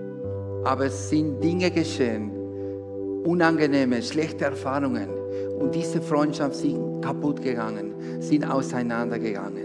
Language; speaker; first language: German; non-native, fluent; Spanish